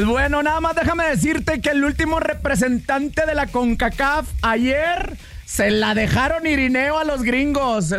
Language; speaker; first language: Spanish; native; Spanish